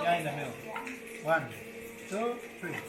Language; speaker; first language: English; non-native, learner; Spanish